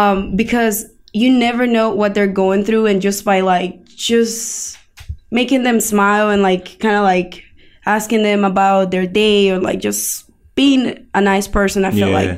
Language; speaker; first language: English; non-native, fluent; Spanish